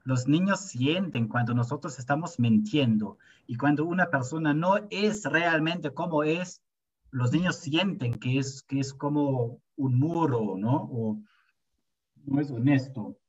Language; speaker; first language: Spanish; non-native, fluent; German